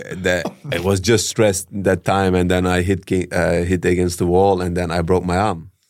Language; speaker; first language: English; early bilingual, heritage; German